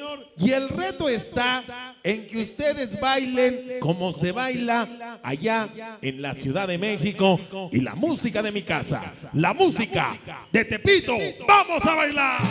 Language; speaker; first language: Spanish; native; Spanish